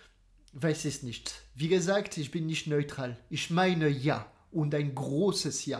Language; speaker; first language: German; non-native, fluent; French